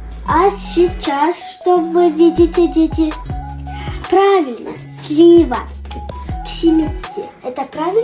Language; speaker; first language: Russian; non-native, local second language; Kyrgyz